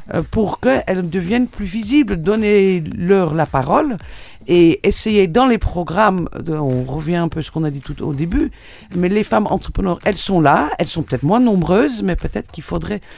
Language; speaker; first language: French; non-native, fluent; Dutch